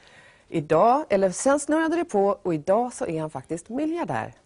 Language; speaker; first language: Swedish; native; Swedish